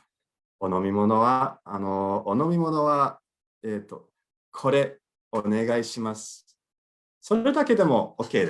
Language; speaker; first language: Japanese; non-native, fluent; English